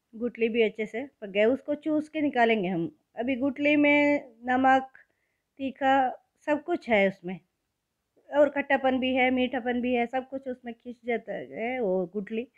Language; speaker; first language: Hindi; non-native, local second language; Kannada